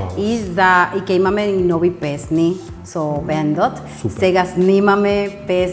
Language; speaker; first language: Macedonian; non-native, fluent; Spanish